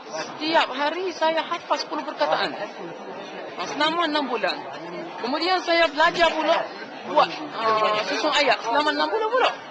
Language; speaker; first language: Malay; non-native, fluent; Arabic